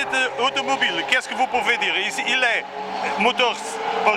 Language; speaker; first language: French; non-native, learner; Portuguese